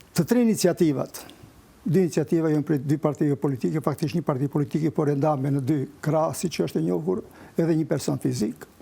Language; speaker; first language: Albanian; native; Albanian